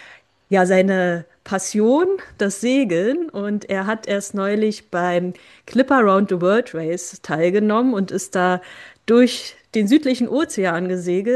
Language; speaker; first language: German; native; German